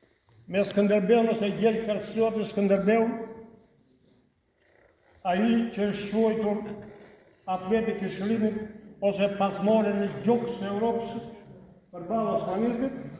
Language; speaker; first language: Albanian; native; Albanian